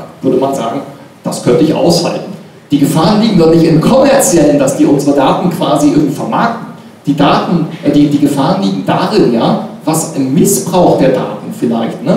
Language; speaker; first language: German; native; German